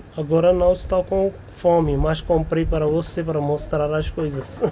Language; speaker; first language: Portuguese; non-native, learner; Hindi